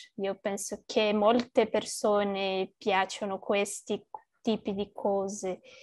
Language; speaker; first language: Italian; non-native, learner; Portuguese